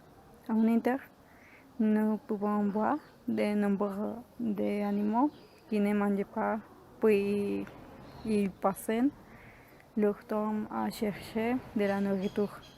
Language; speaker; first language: French; non-native, learner; Spanish